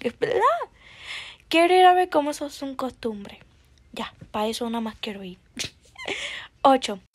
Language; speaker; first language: Spanish; early bilingual, heritage; Spanish